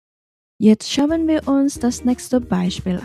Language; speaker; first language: German; non-native, fluent; Indonesian